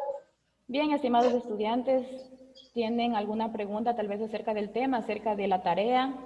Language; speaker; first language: Spanish; native; Spanish